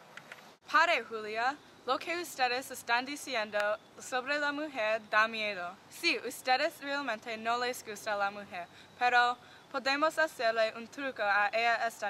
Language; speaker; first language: Spanish; non-native, learner; English